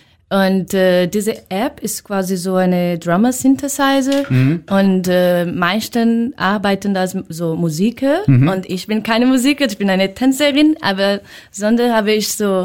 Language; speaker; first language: German; non-native, learner; Portuguese